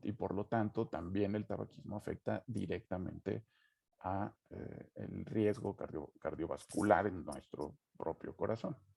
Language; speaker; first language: Spanish; native; Spanish